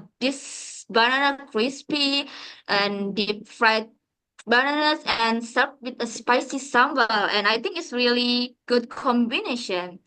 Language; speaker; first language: English; non-native, learner; Indonesian